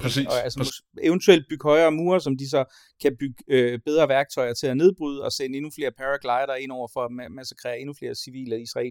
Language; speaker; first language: Danish; native; Danish